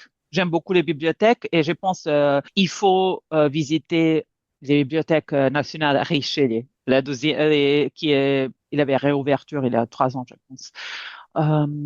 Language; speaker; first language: French; non-native, fluent; Serbian